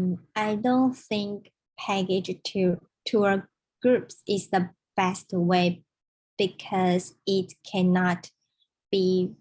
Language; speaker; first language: English; non-native, learner; Chinese